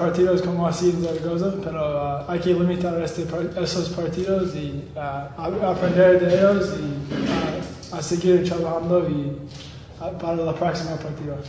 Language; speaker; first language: Spanish; non-native, learner; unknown